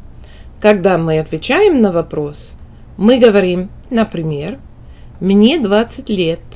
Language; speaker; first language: Russian; non-native, fluent; English